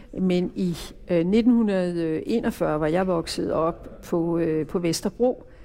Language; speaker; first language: Danish; native; Danish